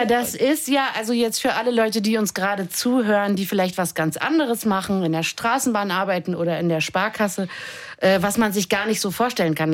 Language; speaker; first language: German; native; German